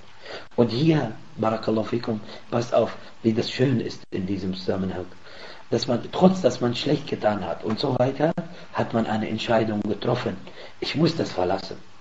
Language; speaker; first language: German; non-native, fluent; Arabic